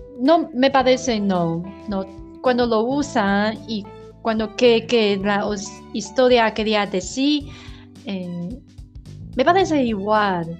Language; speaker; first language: Spanish; non-native, learner; Chinese